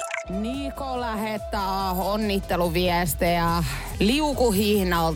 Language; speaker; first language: Finnish; native; Finnish